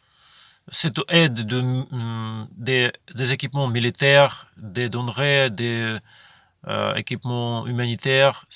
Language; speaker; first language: French; non-native, fluent; Ukrainian